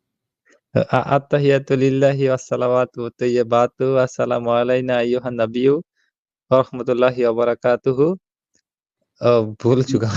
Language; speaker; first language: Hindi; non-native, learner; Bangla